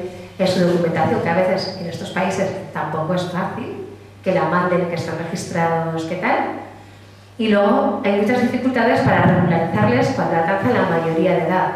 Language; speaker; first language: Spanish; native; Spanish